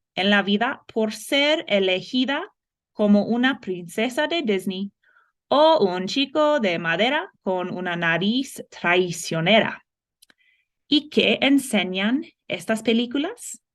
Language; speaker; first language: Spanish; non-native, fluent; English